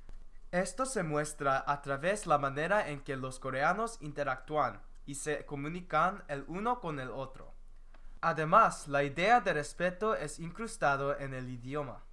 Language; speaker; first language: Spanish; non-native, learner; English